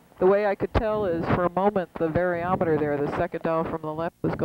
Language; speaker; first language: English; native; English